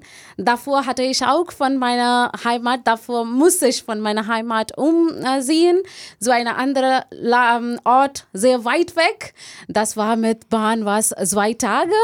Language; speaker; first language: German; non-native, learner; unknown